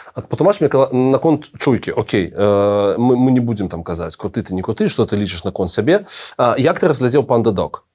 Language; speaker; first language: Belarusian; non-native, local second language; Russian